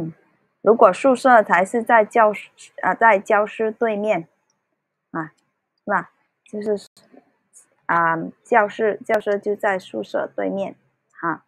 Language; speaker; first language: Chinese; early bilingual, heritage; Cantonese